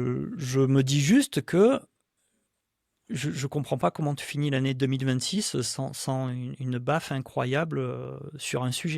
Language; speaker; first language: French; native; French